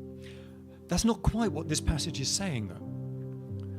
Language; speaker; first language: English; native; English